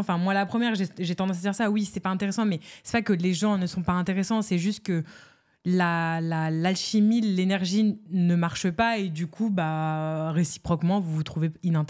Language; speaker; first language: French; native; French